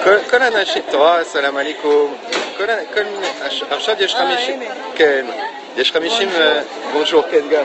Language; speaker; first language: Hebrew; non-native, fluent; French